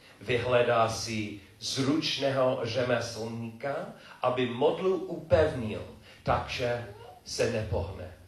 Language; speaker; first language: Czech; non-native, fluent; English